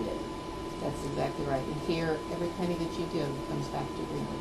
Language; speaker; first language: English; native; English